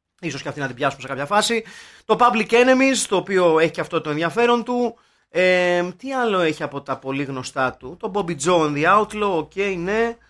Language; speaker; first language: Greek; native; Greek